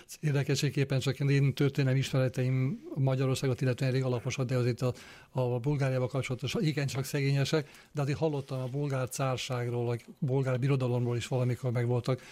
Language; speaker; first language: Hungarian; native; Hungarian